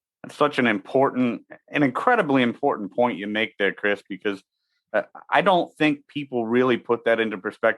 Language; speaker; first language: English; native; English